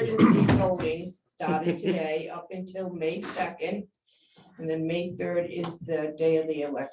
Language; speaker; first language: English; native; English